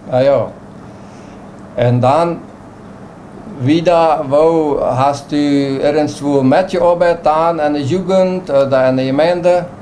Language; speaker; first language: German; non-native, local second language; Plautdietsch